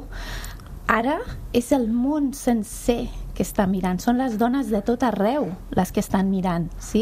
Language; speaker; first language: Catalan; non-native, fluent; Persian